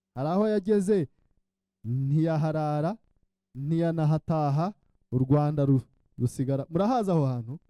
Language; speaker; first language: Kinyarwanda; early bilingual, heritage; Kinyarwanda